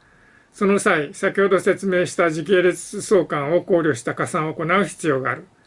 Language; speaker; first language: Japanese; native; Japanese